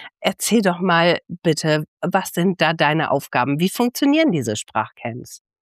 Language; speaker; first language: German; native; German